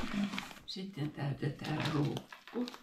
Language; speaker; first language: Finnish; native; Finnish